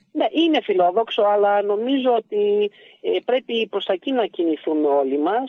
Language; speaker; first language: Greek; early bilingual, heritage; Greek